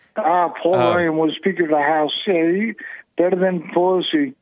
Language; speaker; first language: English; native; English